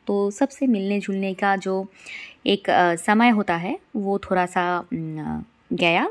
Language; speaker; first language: Hindi; non-native, local second language; Bangla